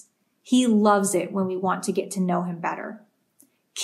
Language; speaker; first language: English; native; English